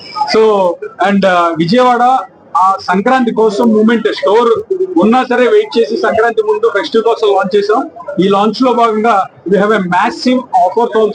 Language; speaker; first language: Telugu; native; Telugu